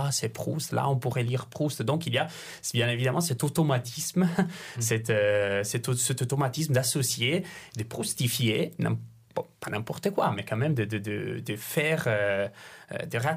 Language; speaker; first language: French; non-native, fluent; Italian